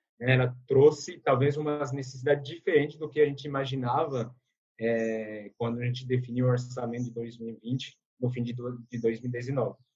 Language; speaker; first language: Portuguese; non-native, fluent; French